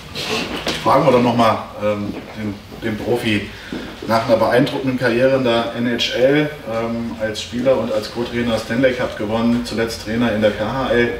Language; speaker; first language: German; native; German